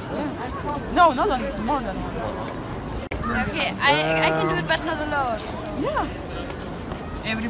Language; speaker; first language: English; non-native, fluent; Spanish